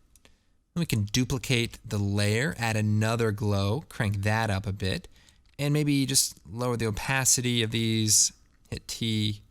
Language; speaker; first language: English; native; English